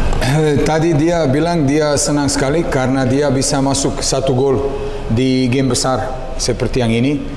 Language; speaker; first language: Indonesian; non-native, learner; Serbian